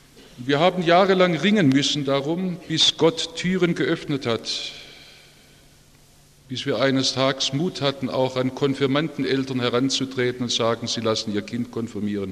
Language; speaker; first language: German; native; German